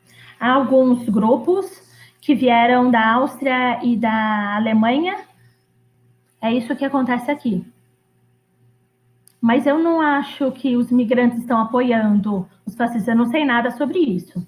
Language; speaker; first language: Portuguese; non-native, fluent; Greek